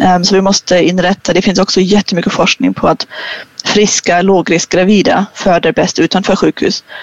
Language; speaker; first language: Swedish; non-native, fluent; German